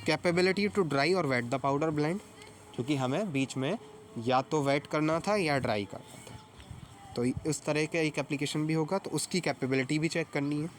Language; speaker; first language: Hindi; native; Hindi